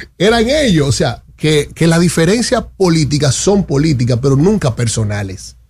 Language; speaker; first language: Spanish; native; Spanish